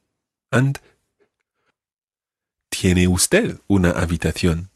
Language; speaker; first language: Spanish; non-native, fluent; English